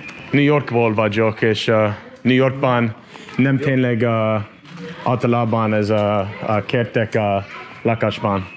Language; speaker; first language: Hungarian; non-native, learner; English